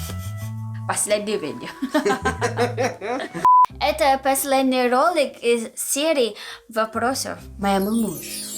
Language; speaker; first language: Russian; non-native, learner; Filipino